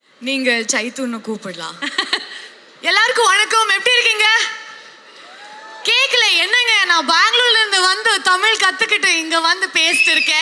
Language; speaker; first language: Tamil; non-native, learner; Kannada